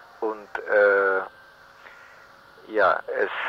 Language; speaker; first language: German; non-native, learner; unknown